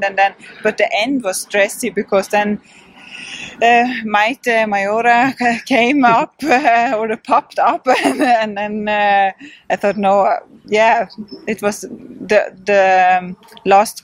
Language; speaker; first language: English; non-native, fluent; Swedish